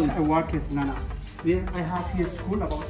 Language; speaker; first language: English; non-native, learner; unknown